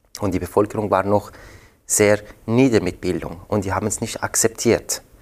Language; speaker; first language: German; non-native, fluent; Persian